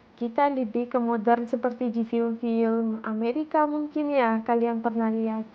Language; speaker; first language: Indonesian; non-native, fluent; Russian